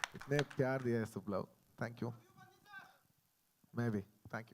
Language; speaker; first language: Hindi; non-native, local second language; Telugu